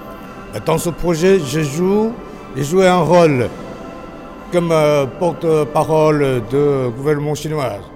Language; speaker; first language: French; non-native, learner; Chinese